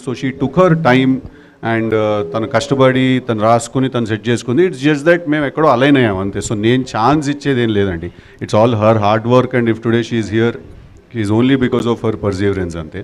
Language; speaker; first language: Telugu; native; Telugu